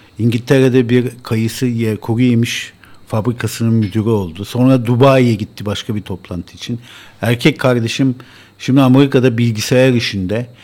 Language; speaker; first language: Turkish; native; Turkish